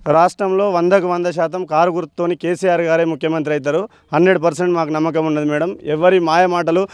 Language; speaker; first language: Telugu; native; Telugu